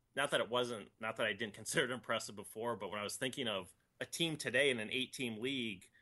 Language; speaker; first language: English; native; English